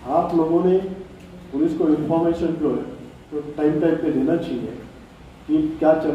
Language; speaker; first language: Hindi; non-native, local second language; Marathi